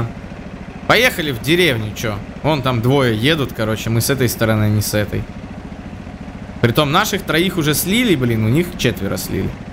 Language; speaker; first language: Russian; native; Russian